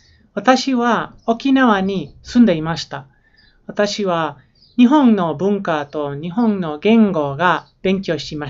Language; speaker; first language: Japanese; non-native, learner; English